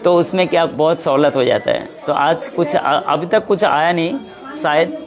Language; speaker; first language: Hindi; non-native, local second language; Bangla